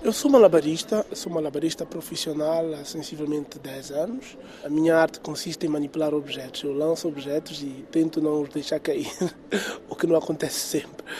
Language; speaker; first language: Portuguese; non-native, local second language; Tsonga